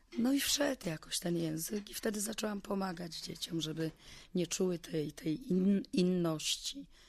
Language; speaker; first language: Polish; native; Polish